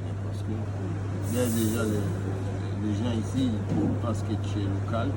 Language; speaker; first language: French; non-native, learner; Arabic